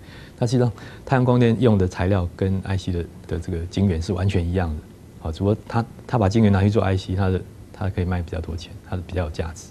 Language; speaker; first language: Chinese; native; Chinese